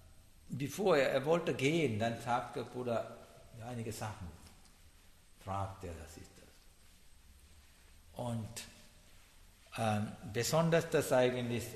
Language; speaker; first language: German; non-native, learner; Sinhala